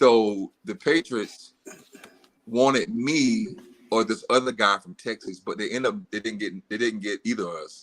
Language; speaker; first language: English; native; English